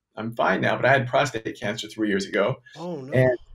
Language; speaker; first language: English; native; English